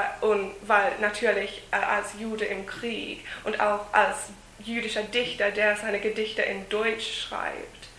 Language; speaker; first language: German; non-native, fluent; English